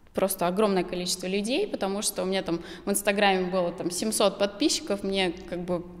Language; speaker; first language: Russian; native; Russian